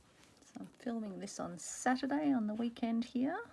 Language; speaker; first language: English; native; English